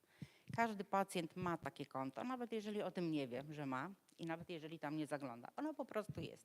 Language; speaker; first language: Polish; native; Polish